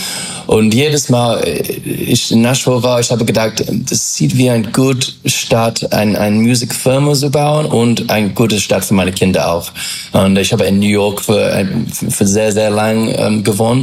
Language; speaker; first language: German; non-native, fluent; English